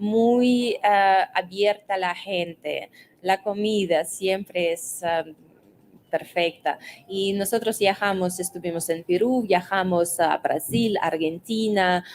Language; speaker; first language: Spanish; non-native, fluent; Russian